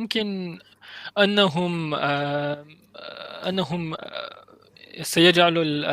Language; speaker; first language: Arabic; non-native, learner; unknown